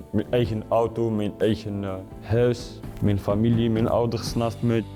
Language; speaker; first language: Dutch; non-native, fluent; Arabic